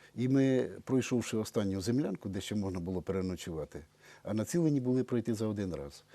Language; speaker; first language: Ukrainian; native; Ukrainian